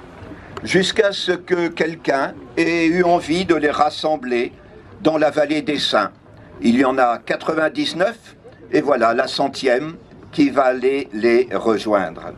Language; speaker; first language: French; native; French